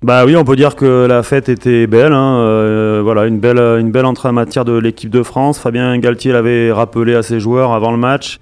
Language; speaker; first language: French; native; French